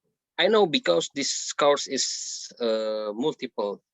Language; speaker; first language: English; non-native, learner; Indonesian